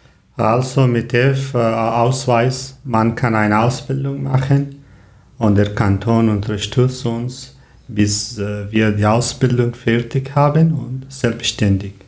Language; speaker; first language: German; non-native, learner; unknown